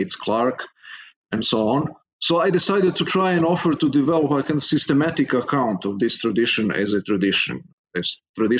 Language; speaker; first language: English; non-native, fluent; Serbian